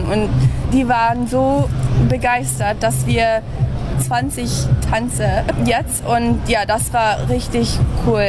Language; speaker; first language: German; early bilingual, heritage; English